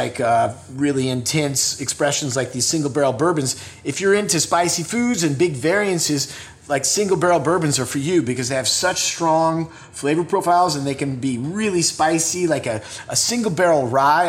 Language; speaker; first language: English; native; English